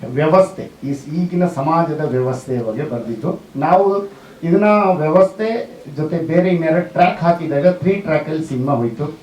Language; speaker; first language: Kannada; non-native, local second language; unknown